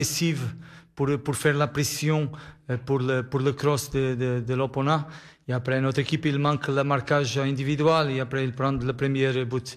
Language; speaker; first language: French; non-native, learner; Portuguese